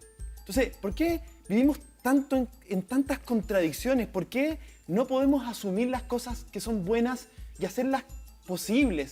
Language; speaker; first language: Spanish; native; Spanish